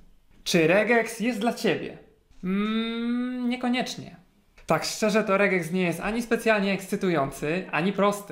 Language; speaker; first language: Polish; native; Polish